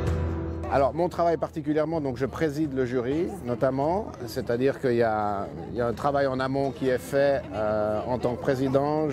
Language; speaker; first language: French; native; French